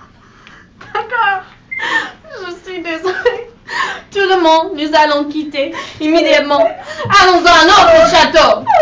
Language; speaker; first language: French; non-native, learner; English